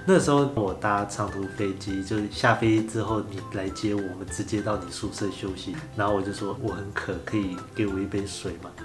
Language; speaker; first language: Chinese; native; Chinese